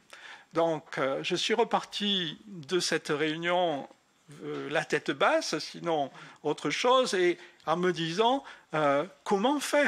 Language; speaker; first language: French; native; French